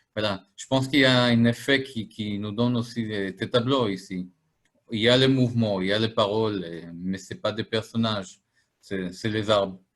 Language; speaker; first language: French; non-native, fluent; Hebrew